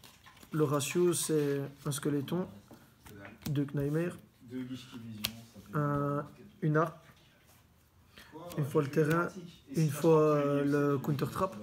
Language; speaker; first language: French; native; French